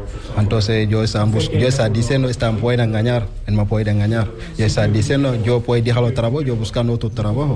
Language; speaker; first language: Spanish; non-native, learner; Wolof